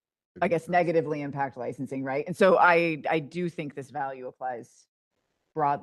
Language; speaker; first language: English; native; English